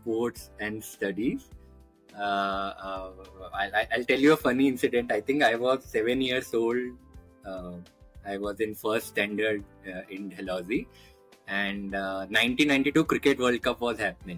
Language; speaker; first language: English; non-native, local second language; Hindi